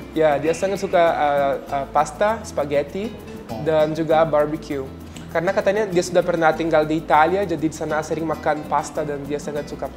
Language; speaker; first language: Indonesian; non-native, fluent; Portuguese